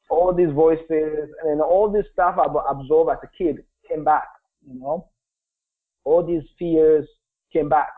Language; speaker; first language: English; non-native, local second language; Kinyarwanda